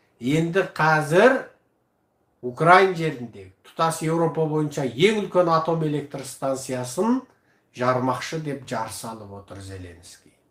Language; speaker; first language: Kazakh; early bilingual, heritage; Kazakh